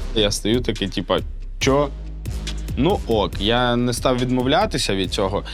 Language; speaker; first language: Ukrainian; native; Ukrainian